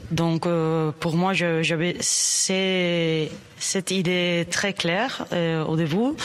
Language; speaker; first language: French; non-native, learner; Spanish